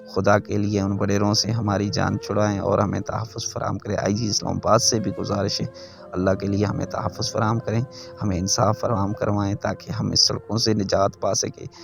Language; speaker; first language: Urdu; non-native, local second language; Sindhi